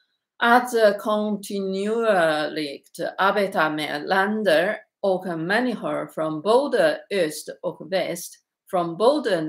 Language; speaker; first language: Swedish; non-native, learner; Chinese